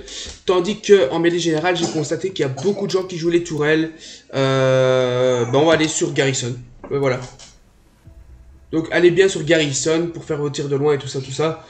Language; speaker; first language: French; native; French